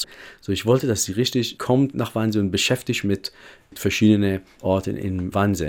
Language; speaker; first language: German; non-native, fluent; Hebrew